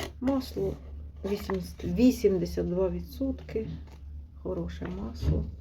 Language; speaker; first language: Ukrainian; native; Ukrainian